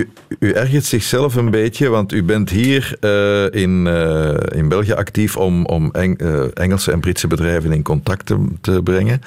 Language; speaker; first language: Dutch; native; Dutch